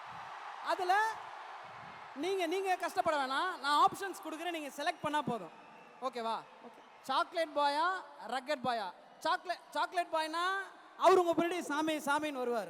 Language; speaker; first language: Tamil; native; Tamil